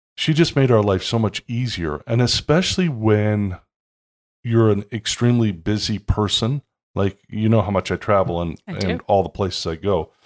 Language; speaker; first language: English; native; English